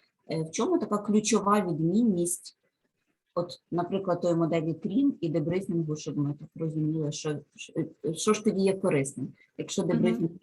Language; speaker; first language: Ukrainian; native; Ukrainian